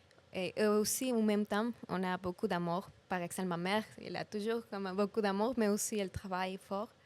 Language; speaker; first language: French; non-native, learner; Spanish